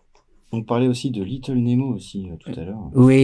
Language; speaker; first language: French; native; French